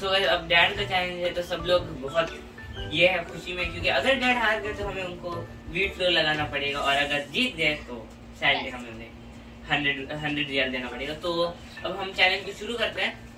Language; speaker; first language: Hindi; native; Hindi